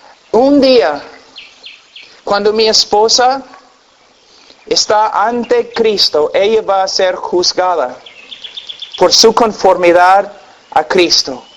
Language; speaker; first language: Spanish; non-native, fluent; English